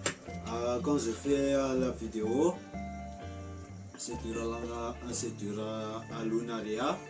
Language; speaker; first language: French; non-native, local second language; Malagasy